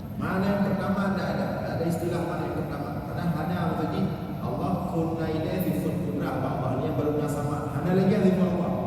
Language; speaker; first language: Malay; non-native, local second language; Achinese